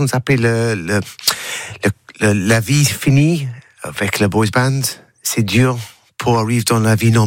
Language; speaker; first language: French; non-native, learner; English